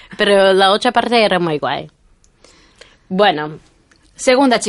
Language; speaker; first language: Spanish; non-native, fluent; English